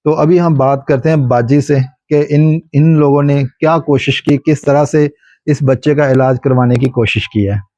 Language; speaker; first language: Urdu; non-native, local second language; Punjabi